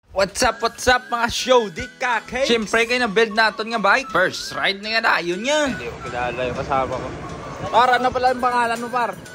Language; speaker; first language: Filipino; non-native, local second language; Hiligaynon